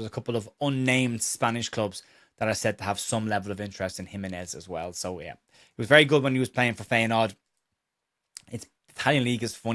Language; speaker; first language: English; native; English